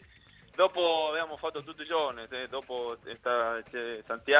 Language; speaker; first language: Italian; non-native, learner; Spanish